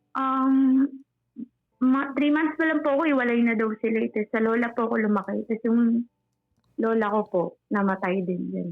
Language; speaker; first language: Filipino; native; Filipino